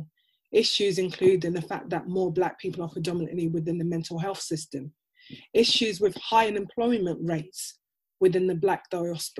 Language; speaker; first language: English; native; English